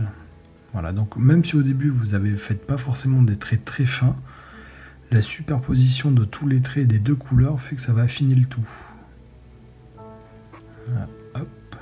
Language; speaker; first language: French; native; French